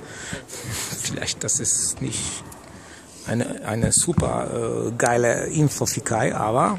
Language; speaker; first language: German; non-native, fluent; Polish